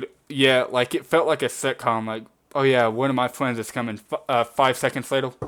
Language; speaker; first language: English; native; English